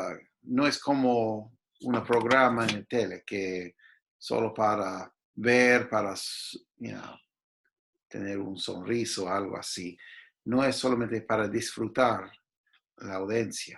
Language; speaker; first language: Spanish; non-native, fluent; English